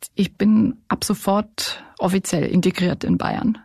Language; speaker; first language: German; native; German